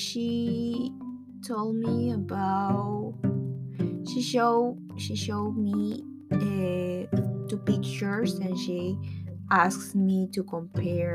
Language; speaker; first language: English; non-native, fluent; Spanish